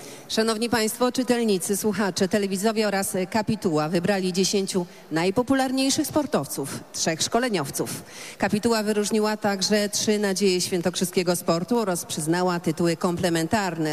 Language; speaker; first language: Polish; native; Polish